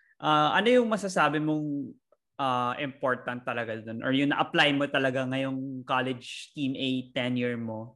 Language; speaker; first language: Filipino; native; Filipino